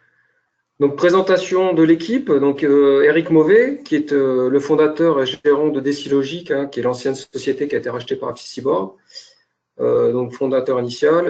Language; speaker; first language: French; native; French